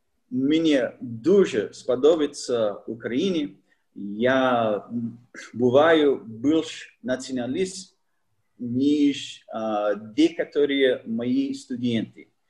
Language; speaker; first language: Ukrainian; non-native, learner; English